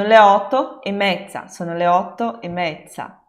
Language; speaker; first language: Italian; non-native, fluent; Portuguese